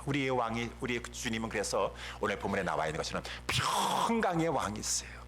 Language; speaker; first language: Korean; native; Korean